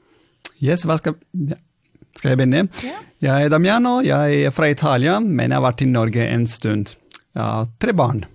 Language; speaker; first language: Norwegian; non-native, fluent; Italian